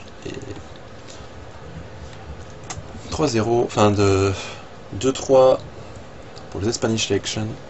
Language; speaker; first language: French; native; French